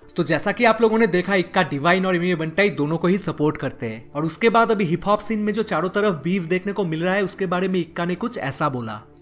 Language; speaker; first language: Hindi; non-native, local second language; Bangla